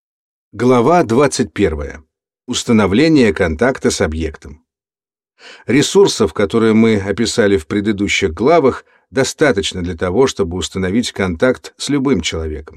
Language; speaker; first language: Russian; native; Russian